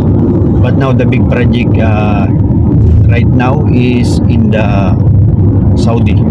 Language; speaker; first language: English; non-native, learner; Filipino